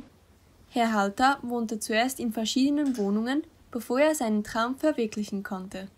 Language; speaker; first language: German; native; German